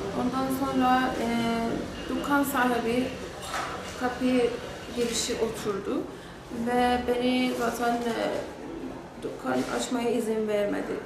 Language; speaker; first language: Turkish; non-native, learner; Persian